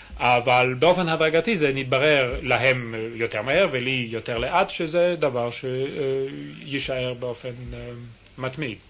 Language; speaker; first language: Hebrew; non-native, fluent; French